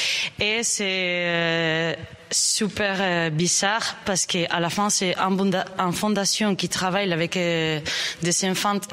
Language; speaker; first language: French; non-native, learner; Spanish